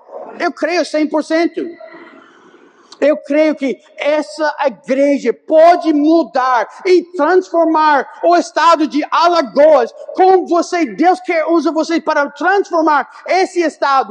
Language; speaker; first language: Portuguese; non-native, fluent; English